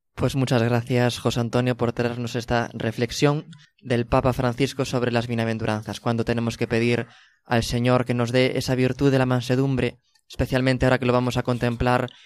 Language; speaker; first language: Spanish; native; Spanish